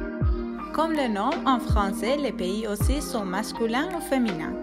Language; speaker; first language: French; non-native, fluent; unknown